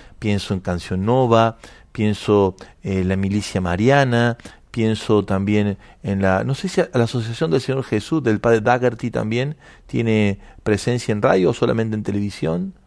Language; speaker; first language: Spanish; native; Spanish